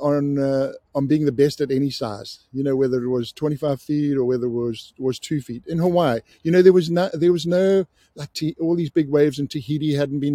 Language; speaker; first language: English; native; English